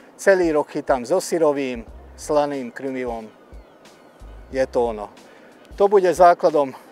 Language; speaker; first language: Slovak; non-native, local second language; Hungarian